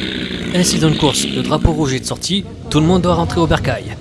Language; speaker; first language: French; native; French